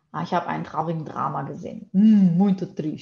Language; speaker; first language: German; non-native, fluent; Portuguese